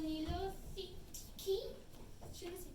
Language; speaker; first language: French; non-native, learner; English